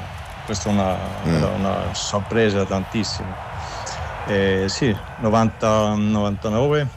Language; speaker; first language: Italian; non-native, learner; German